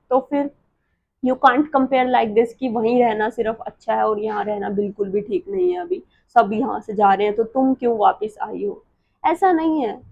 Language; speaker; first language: Hindi; native; Hindi